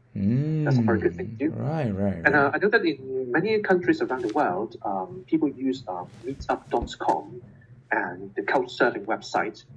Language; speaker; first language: English; non-native, local second language; Cantonese